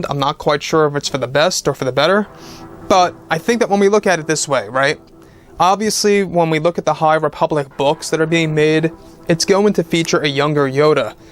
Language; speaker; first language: English; native; English